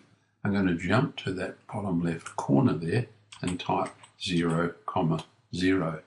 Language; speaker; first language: English; native; English